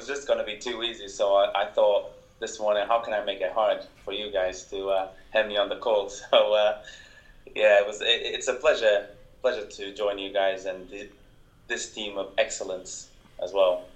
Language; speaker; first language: English; non-native, fluent; Portuguese